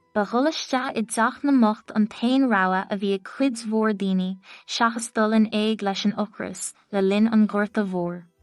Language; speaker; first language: Irish; native; Irish